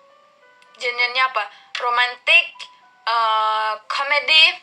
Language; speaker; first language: Indonesian; non-native, learner; Turkish